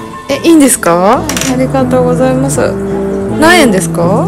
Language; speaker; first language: Japanese; native; Japanese